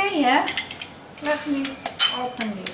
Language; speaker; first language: English; non-native, learner; Indonesian